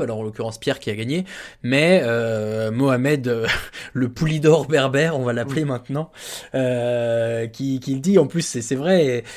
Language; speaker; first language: French; native; French